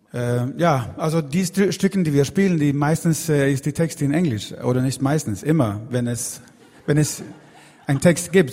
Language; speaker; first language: German; non-native, learner; Swedish